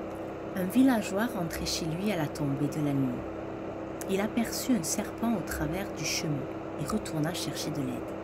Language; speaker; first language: French; native; French